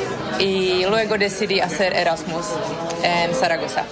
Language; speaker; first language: Spanish; non-native, fluent; Czech